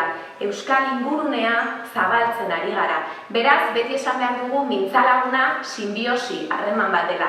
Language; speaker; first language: Basque; native; Basque